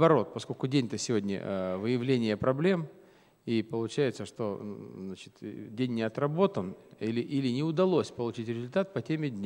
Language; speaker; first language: Russian; native; Russian